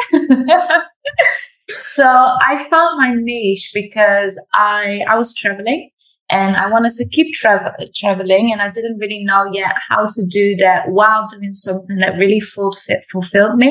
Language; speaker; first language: English; non-native, fluent; Dutch